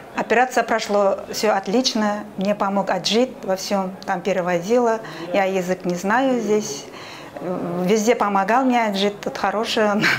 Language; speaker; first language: Russian; non-native, local second language; Kazakh